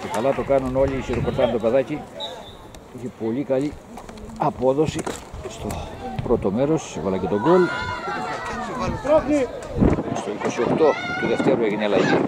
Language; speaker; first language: Greek; native; Greek